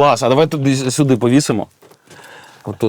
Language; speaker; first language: Ukrainian; native; Ukrainian